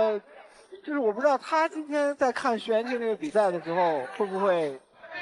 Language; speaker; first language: Chinese; native; Chinese